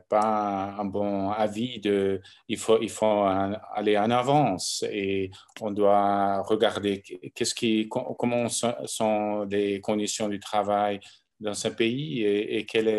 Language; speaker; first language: French; non-native, local second language; German